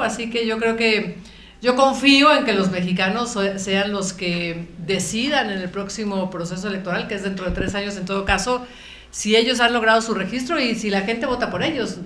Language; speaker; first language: Spanish; native; Spanish